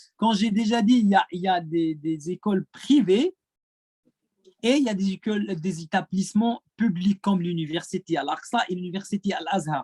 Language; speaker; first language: French; non-native, fluent; Arabic